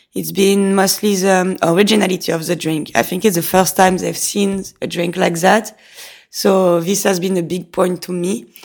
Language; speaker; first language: English; non-native, fluent; French